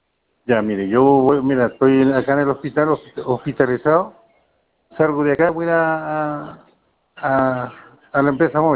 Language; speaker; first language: Spanish; native; Spanish